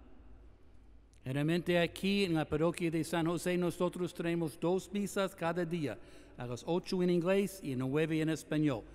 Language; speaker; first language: Spanish; non-native, fluent; English